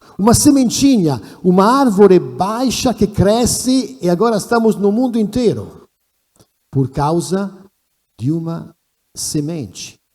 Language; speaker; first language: Portuguese; non-native, fluent; Italian